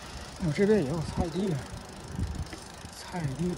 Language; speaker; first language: Chinese; native; Chinese